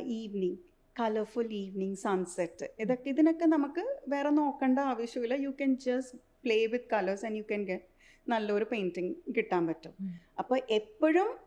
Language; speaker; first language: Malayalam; early bilingual, heritage; Malayalam